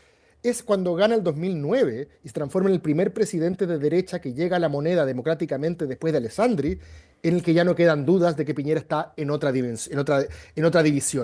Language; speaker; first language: Spanish; native; Spanish